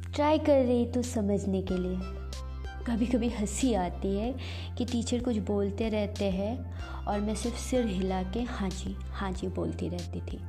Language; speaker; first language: Hindi; non-native, local second language; Assamese